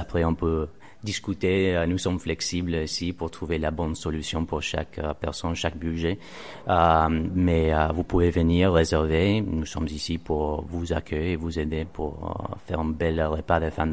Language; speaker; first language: French; non-native, fluent; Spanish